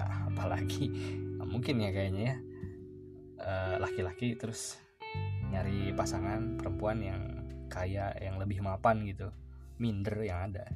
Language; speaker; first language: Indonesian; native; Indonesian